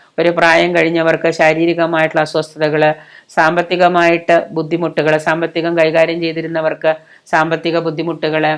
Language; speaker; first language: Malayalam; native; Malayalam